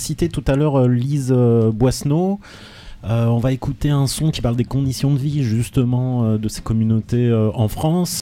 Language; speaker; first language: French; native; French